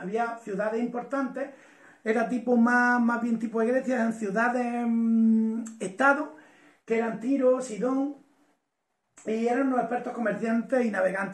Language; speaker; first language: Spanish; native; Spanish